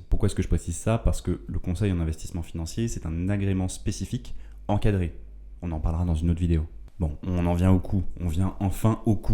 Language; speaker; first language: French; native; French